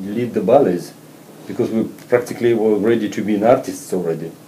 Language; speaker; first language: English; non-native, fluent; Russian